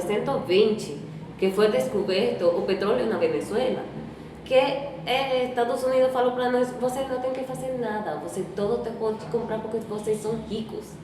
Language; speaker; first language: Portuguese; non-native, fluent; Spanish